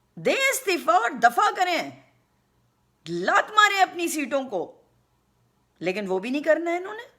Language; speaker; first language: Urdu; native; Urdu